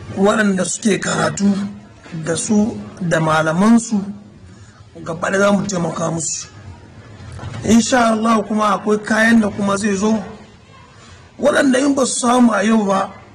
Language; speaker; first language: Hausa; non-native, local second language; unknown